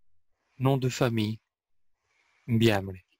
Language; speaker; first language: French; non-native, fluent; Albanian